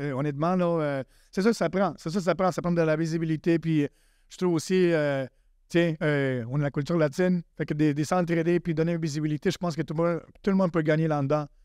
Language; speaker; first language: French; non-native, fluent; Spanish